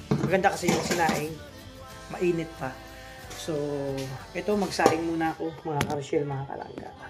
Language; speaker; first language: Filipino; non-native, local second language; Cebuano